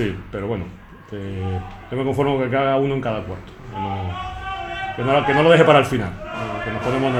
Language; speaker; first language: Spanish; native; Spanish